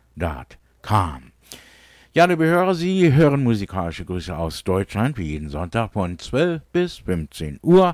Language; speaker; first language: German; early bilingual, heritage; English